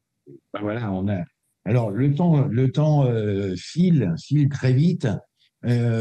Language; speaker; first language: French; native; French